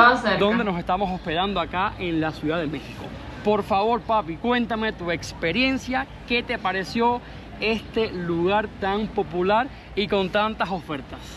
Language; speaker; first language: Spanish; native; Spanish